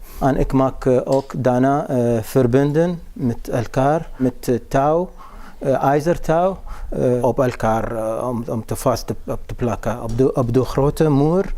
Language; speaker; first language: Dutch; non-native, learner; Arabic